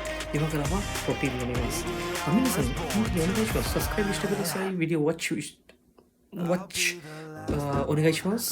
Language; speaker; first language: Japanese; non-native, learner; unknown